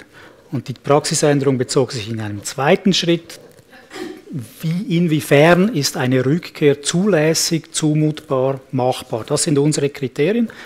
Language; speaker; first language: German; native; German